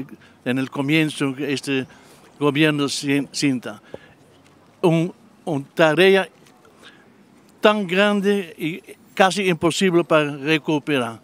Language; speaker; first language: Spanish; non-native, learner; Papiamento